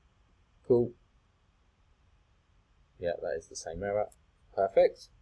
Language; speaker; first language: English; native; English